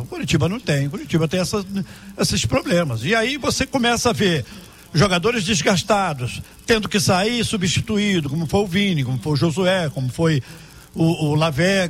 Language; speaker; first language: Portuguese; native; Portuguese